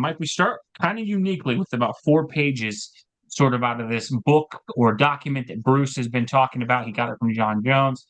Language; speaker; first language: English; native; English